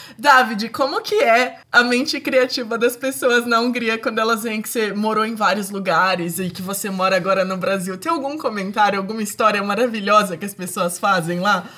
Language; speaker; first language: Portuguese; native; Portuguese